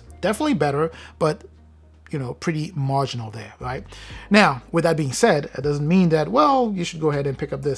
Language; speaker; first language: English; native; English